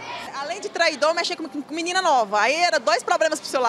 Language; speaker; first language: Portuguese; native; Portuguese